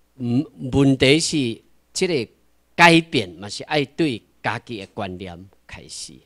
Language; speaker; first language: Chinese; non-native, local second language; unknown